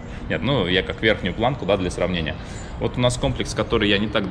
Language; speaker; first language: Russian; native; Russian